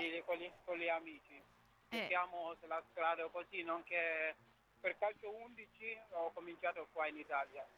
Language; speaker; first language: Italian; non-native, fluent; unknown